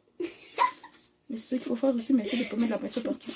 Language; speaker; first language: French; native; French